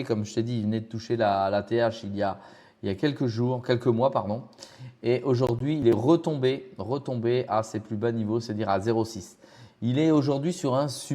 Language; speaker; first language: French; native; French